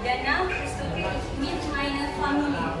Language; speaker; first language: German; non-native, fluent; Indonesian